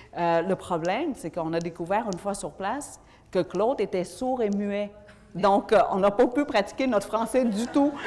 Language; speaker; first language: French; early bilingual, other home language; Vietnamese